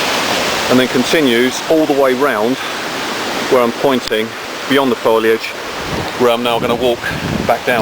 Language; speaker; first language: English; native; English